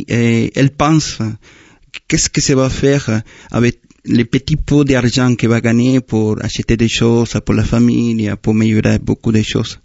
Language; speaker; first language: French; non-native, fluent; Spanish